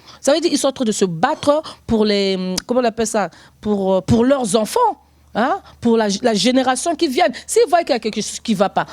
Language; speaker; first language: French; non-native, local second language; Lingala